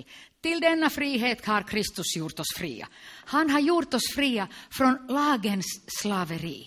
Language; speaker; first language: Swedish; non-native, local second language; Finnish